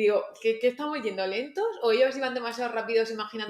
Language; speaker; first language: Spanish; native; Spanish